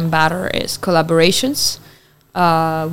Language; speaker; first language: English; non-native, fluent; Italian